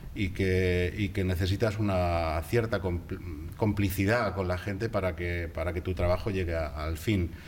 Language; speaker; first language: Spanish; native; Spanish